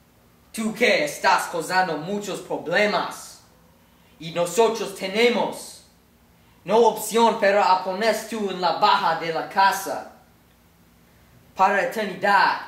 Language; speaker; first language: Spanish; non-native, learner; English